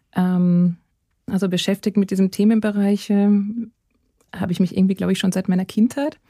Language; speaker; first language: German; native; German